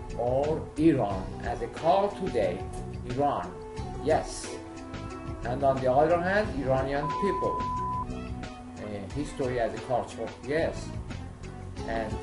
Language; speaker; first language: English; non-native, learner; Persian